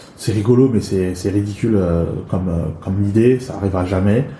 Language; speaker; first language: French; early bilingual, other home language; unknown